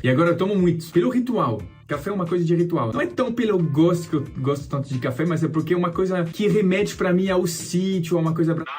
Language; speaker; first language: Portuguese; non-native, fluent; French